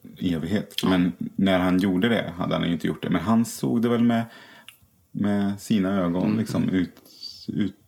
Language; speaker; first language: Swedish; native; Swedish